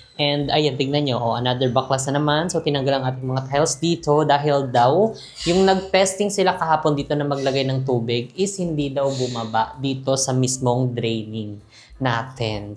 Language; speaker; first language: Filipino; non-native, local second language; Cebuano